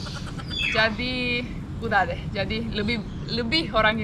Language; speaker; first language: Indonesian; non-native, fluent; Romanian